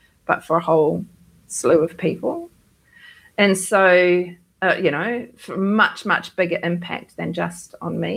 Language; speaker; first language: English; native; English